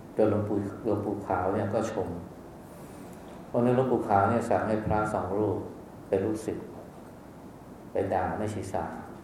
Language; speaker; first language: Thai; native; Thai